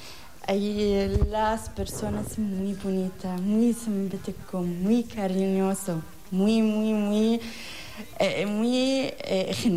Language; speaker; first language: Spanish; non-native, learner; Arabic